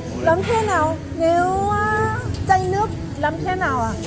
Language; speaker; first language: Vietnamese; non-native, learner; Korean